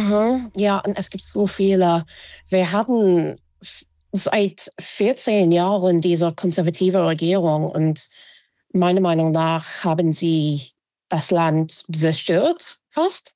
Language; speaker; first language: German; non-native, fluent; English